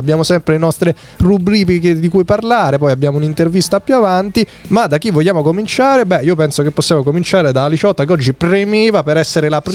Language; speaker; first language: Italian; native; Italian